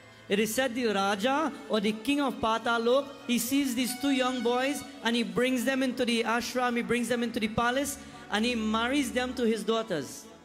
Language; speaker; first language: English; native; English